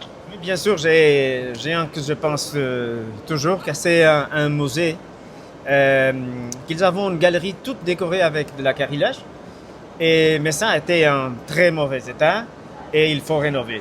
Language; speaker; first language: French; non-native, fluent; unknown